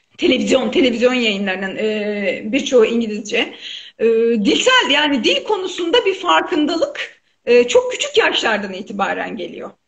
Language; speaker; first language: Turkish; native; Turkish